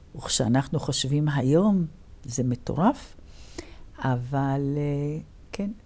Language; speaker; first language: Hebrew; early bilingual, other home language; Polish